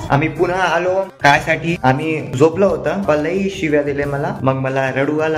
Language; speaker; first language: Marathi; non-native, local second language; Hindi